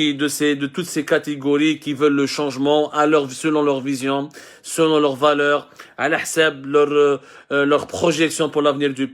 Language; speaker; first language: French; non-native, local second language; Arabic